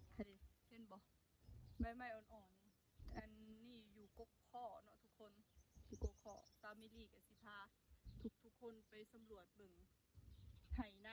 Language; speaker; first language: Thai; non-native, local second language; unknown